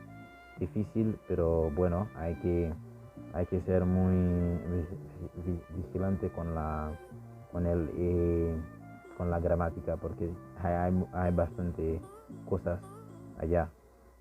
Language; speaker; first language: Spanish; non-native, fluent; Haitian Creole